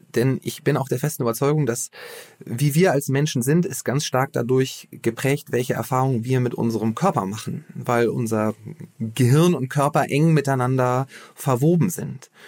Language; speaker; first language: German; native; German